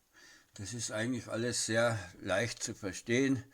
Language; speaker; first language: German; native; German